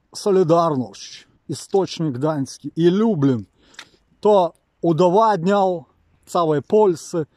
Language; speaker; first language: Polish; non-native, fluent; Ukrainian